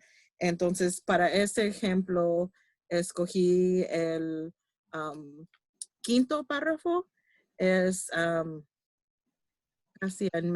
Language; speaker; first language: Spanish; early bilingual, heritage; Spanish